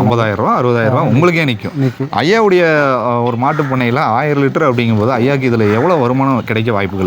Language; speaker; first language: Tamil; native; Tamil